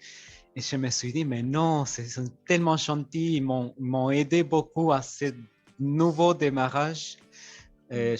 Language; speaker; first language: French; non-native, fluent; Spanish